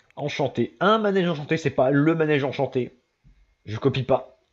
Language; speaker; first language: French; native; French